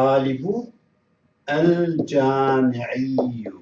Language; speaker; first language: Arabic; non-native, fluent; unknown